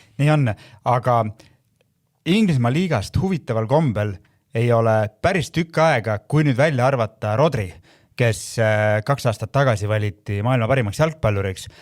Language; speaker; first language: Estonian; native; Estonian